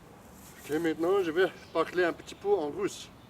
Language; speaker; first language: French; non-native, fluent; Chinese